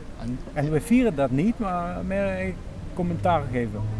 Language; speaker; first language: Dutch; non-native, learner; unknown